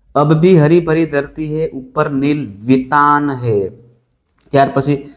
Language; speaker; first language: Hindi; non-native, local second language; Gujarati